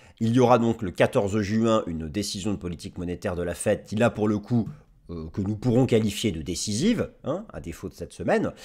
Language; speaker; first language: French; native; French